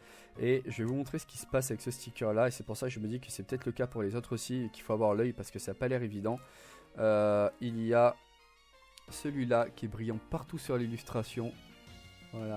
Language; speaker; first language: French; native; French